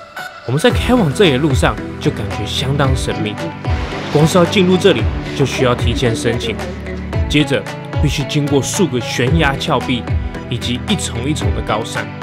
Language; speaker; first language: Chinese; native; Chinese